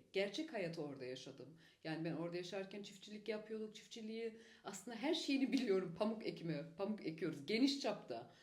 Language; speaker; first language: Turkish; early bilingual, heritage; Turkish